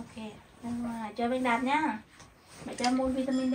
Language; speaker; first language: Vietnamese; native; Vietnamese